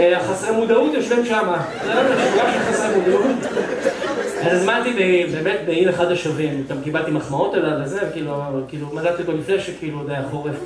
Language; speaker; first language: Hebrew; native; Hebrew